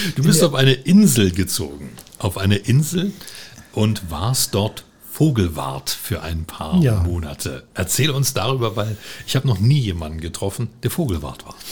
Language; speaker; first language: German; native; German